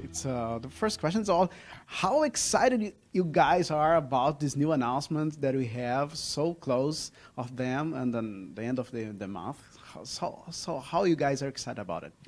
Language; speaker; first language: English; non-native, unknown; Portuguese